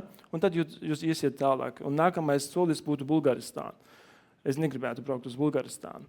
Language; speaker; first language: Latvian; non-native, learner; German